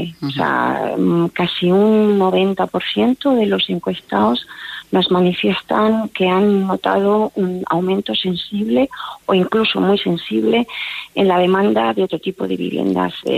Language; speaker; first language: Spanish; native; Spanish